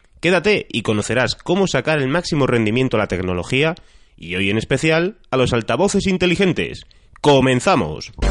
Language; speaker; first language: Spanish; native; Spanish